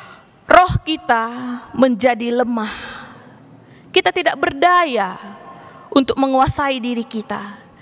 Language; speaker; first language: Indonesian; native; Indonesian